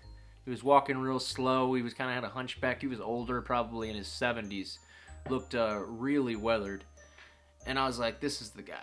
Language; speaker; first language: English; native; English